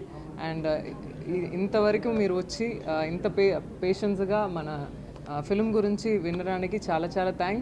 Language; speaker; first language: Telugu; non-native, fluent; Tamil